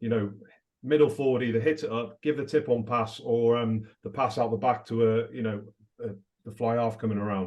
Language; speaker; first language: English; native; English